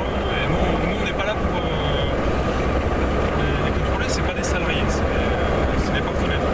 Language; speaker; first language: French; native; French